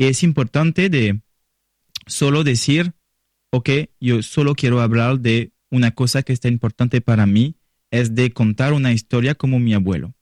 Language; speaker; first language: Spanish; non-native, learner; French